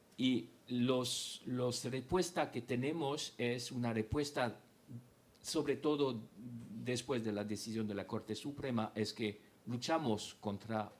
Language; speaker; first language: Spanish; non-native, fluent; French